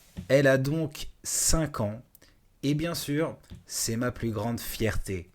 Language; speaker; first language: French; native; French